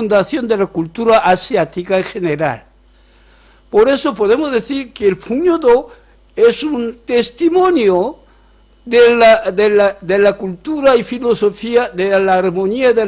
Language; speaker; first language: Spanish; non-native, fluent; Korean